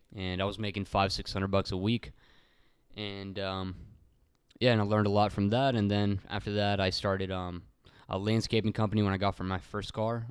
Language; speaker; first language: English; early bilingual, other home language; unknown